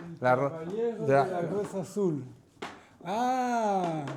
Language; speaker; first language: Spanish; non-native, learner; French